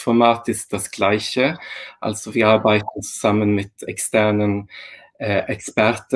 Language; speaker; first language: German; non-native, fluent; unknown